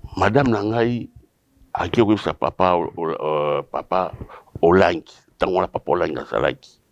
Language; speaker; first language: Lingala; non-native, local second language; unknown